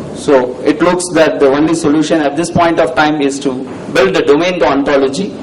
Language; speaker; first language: English; non-native, local second language; Tamil